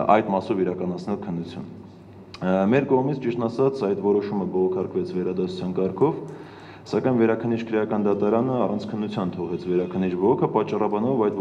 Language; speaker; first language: Armenian; native; Armenian